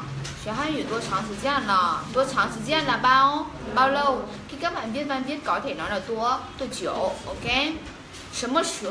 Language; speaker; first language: Chinese; non-native, fluent; Vietnamese